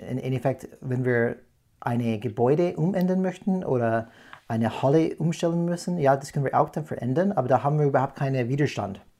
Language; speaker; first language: German; non-native, fluent; English